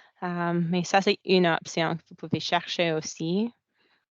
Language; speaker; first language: French; non-native, local second language; English